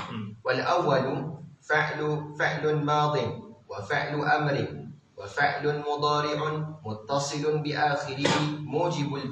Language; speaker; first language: Arabic; non-native, learner; Malay